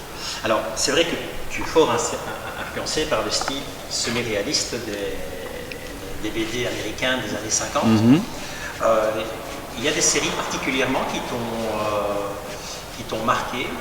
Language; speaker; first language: French; native; French